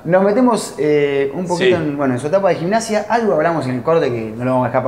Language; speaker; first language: Spanish; native; Spanish